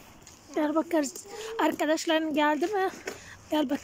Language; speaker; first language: Turkish; non-native, learner; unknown